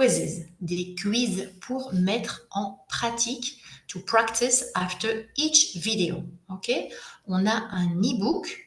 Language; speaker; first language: French; native; French